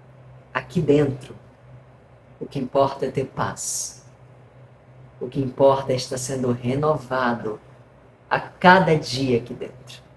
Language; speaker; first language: Portuguese; native; Portuguese